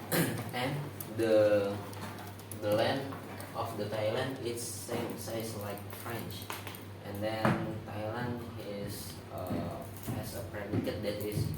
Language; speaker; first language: English; non-native, learner; Indonesian